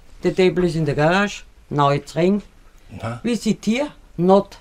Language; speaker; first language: English; non-native, learner; German